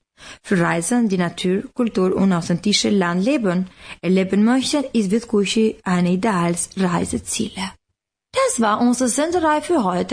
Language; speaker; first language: German; non-native, learner; Albanian